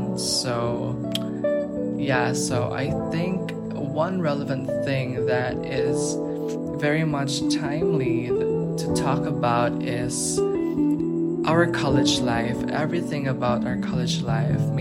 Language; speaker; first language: English; non-native, local second language; Filipino